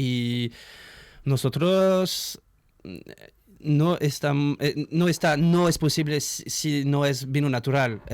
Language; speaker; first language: Spanish; non-native, learner; French